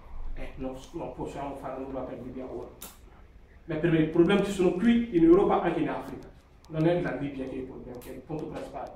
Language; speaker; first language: Italian; non-native, learner; French